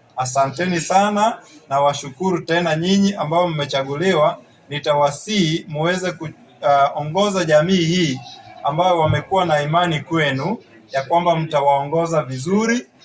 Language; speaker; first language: Swahili; non-native, local second language; Luo (Kenya and Tanzania)